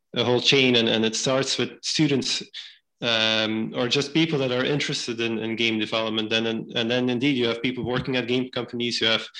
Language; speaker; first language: English; non-native, fluent; Dutch